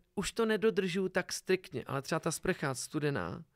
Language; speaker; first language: Czech; native; Czech